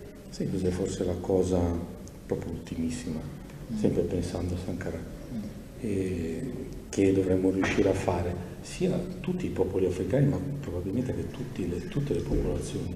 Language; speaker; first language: Italian; native; Italian